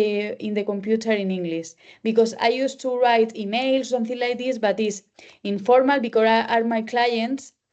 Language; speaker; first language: English; non-native, learner; Spanish